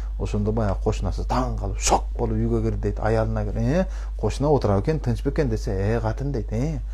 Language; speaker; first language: Kyrgyz; early bilingual, heritage; Kyrgyz